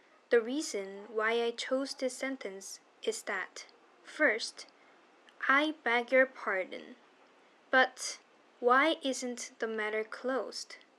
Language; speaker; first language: English; non-native, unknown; Korean